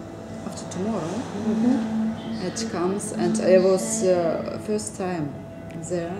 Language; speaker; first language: English; non-native, learner; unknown